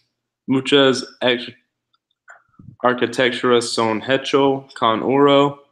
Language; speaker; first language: Spanish; non-native, learner; English